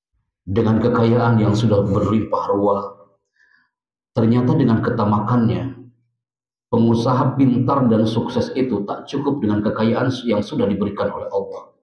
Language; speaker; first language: Indonesian; native; Indonesian